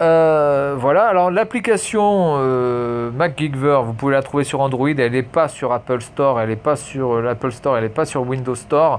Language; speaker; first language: French; native; French